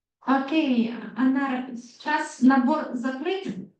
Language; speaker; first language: Russian; non-native, fluent; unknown